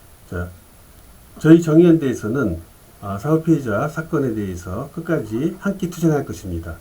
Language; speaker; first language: Korean; native; Korean